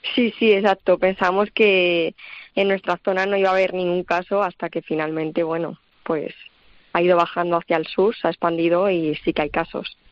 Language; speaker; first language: Spanish; native; Spanish